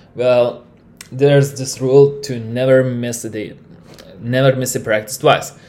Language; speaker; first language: English; non-native, fluent; Lithuanian